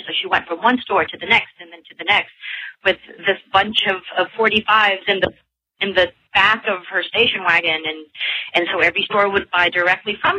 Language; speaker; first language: English; non-native, local second language; Filipino